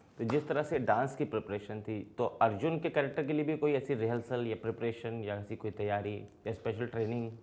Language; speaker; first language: Hindi; native; Hindi